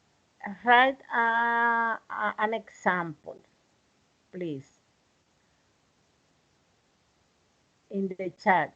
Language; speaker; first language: English; non-native, learner; Spanish